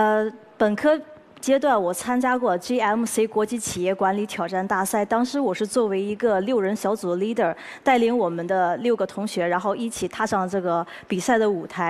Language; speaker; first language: Chinese; native; Chinese